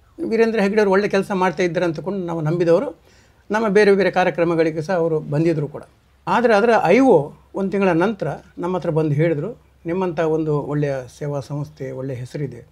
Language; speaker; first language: Kannada; native; Kannada